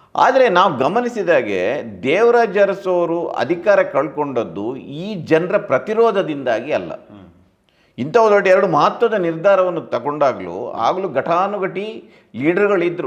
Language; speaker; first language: Kannada; non-native, local second language; Tulu